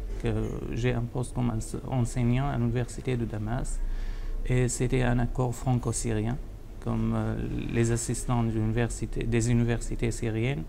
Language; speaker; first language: French; non-native, fluent; Arabic